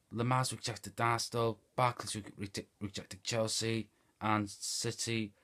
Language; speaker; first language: English; native; English